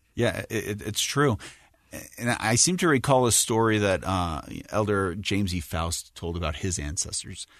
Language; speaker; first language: English; native; English